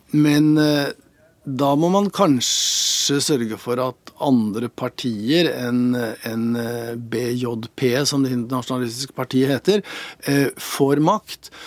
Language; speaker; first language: Norwegian; native; Norwegian